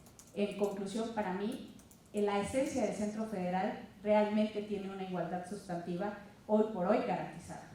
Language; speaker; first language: Spanish; native; Spanish